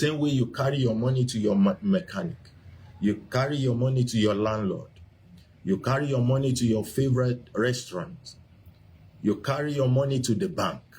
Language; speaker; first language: English; non-native, local second language; Yoruba